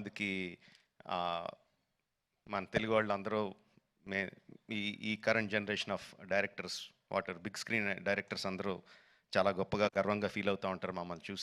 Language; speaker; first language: Telugu; native; Telugu